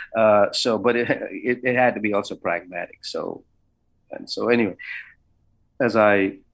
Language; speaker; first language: English; non-native, local second language; Kannada